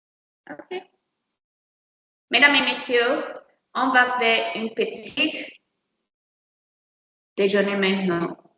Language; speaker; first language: French; non-native, learner; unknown